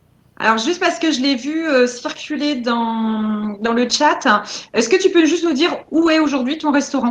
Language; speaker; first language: French; native; French